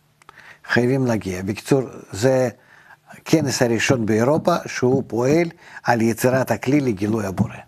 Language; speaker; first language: Hebrew; non-native, fluent; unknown